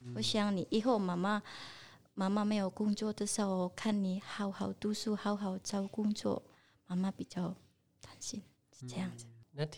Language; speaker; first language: Chinese; non-native, learner; Indonesian